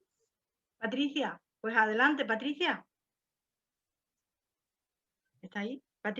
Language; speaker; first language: Spanish; native; Spanish